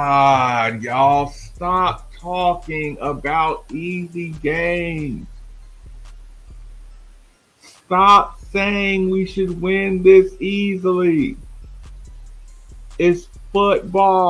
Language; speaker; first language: English; native; English